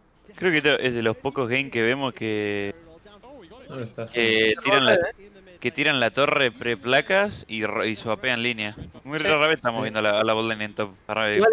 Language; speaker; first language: Spanish; native; Spanish